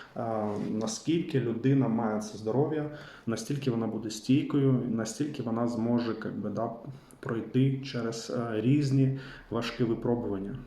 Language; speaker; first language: Ukrainian; non-native, local second language; Russian